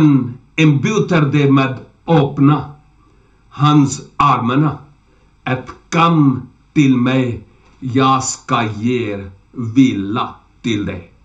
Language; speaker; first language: Swedish; non-native, learner; Urdu